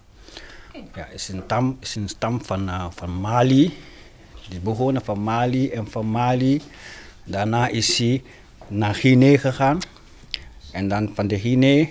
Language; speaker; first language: Dutch; non-native, learner; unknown